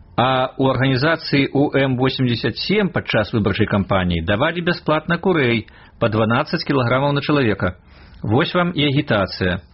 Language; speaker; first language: Belarusian; native; Belarusian